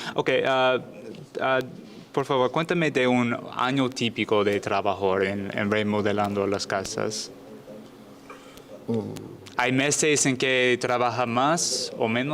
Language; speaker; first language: Spanish; non-native, learner; English